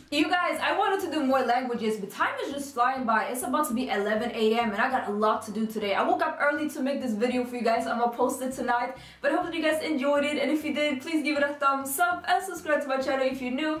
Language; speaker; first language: English; non-native, fluent; Swedish